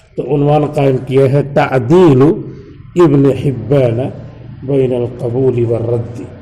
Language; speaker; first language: Urdu; native; Urdu